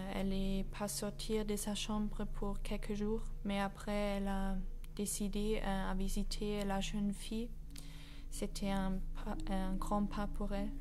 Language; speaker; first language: French; non-native, fluent; German